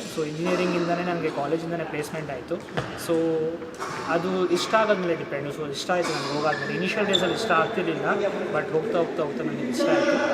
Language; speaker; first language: Kannada; non-native, local second language; Hindi